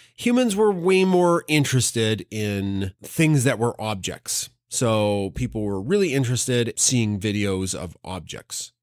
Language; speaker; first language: English; native; English